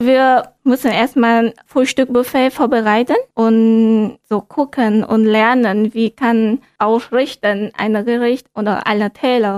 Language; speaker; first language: German; non-native, learner; Vietnamese